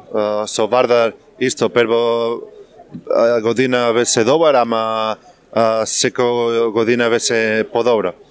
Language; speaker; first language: Macedonian; non-native, learner; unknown